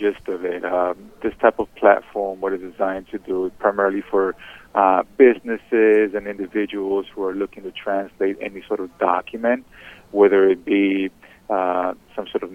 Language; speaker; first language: English; early bilingual, other home language; Spanish